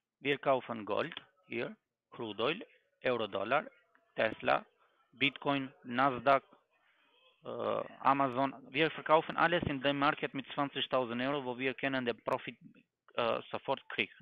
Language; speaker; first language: German; non-native, learner; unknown